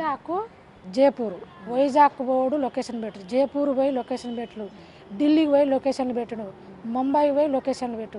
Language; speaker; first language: Telugu; native; Telugu